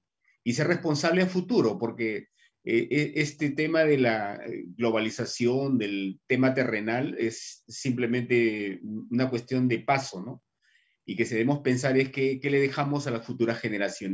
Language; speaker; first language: Spanish; native; Spanish